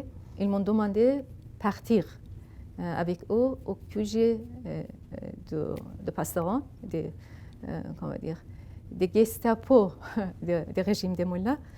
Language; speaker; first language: French; non-native, fluent; Persian